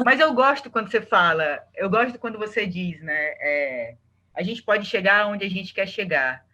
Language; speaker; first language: Portuguese; native; Portuguese